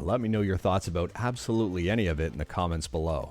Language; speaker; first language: English; native; English